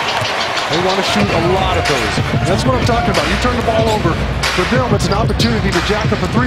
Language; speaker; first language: English; native; English